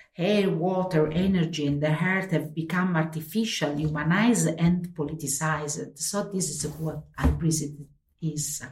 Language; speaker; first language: English; non-native, fluent; Italian